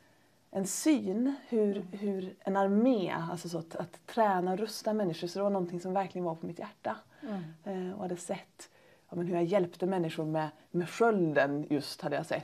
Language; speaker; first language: Swedish; native; Swedish